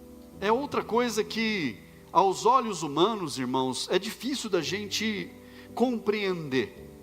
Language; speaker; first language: Portuguese; native; Portuguese